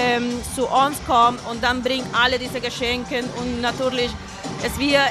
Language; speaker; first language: German; non-native, fluent; Spanish